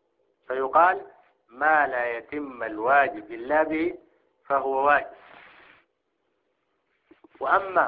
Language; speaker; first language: Arabic; native; Arabic